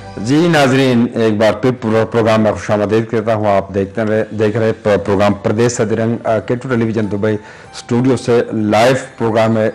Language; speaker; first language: Urdu; non-native, local second language; Pashto